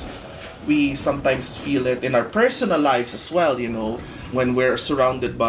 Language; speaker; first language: English; non-native, local second language; Bikol